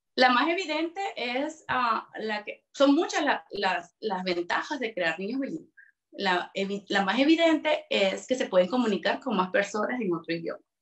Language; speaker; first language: Spanish; native; Spanish